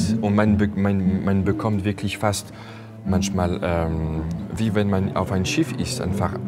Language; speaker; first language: German; non-native, fluent; French